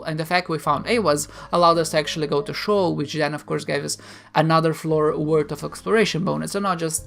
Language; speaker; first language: English; non-native, fluent; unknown